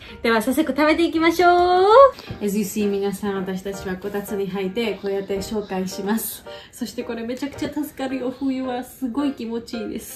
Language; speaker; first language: Japanese; non-native, fluent; Georgian